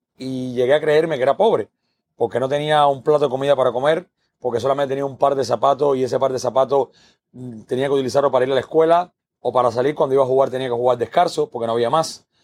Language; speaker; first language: Spanish; native; Spanish